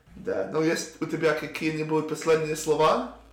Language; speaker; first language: Russian; non-native, learner; English